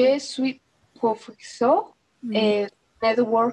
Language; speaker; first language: French; non-native, learner; Spanish